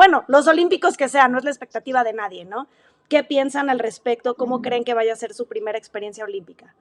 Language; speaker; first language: Spanish; native; Spanish